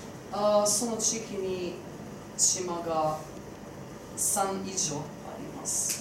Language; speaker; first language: Japanese; non-native, learner; Croatian